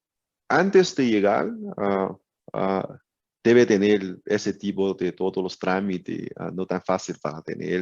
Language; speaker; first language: Spanish; non-native, learner; Chinese